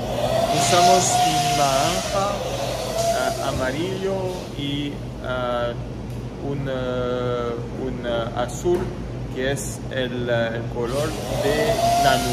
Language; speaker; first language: Spanish; non-native, learner; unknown